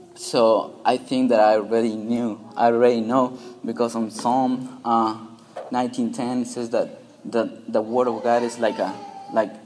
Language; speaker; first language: English; non-native, fluent; Spanish